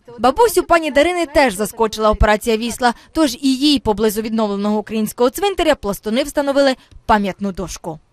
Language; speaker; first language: Ukrainian; native; Ukrainian